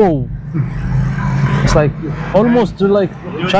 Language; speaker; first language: English; non-native, local second language; Arabic